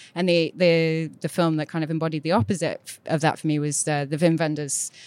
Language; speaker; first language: English; native; English